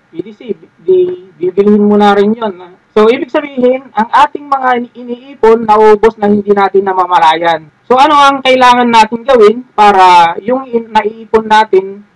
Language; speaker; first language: Filipino; non-native, local second language; Iloko